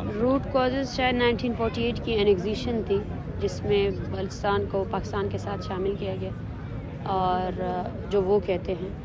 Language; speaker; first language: Urdu; non-native, local second language; Baluchi